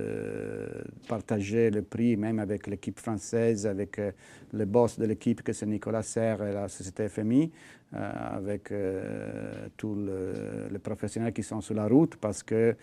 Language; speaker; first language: French; non-native, fluent; Italian